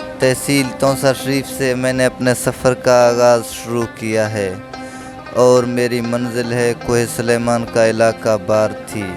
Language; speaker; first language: Urdu; non-native, local second language; Baluchi